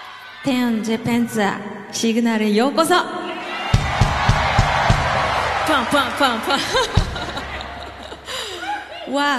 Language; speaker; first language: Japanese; non-native, learner; Korean